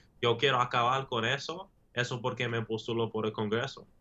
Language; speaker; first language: Spanish; early bilingual, heritage; English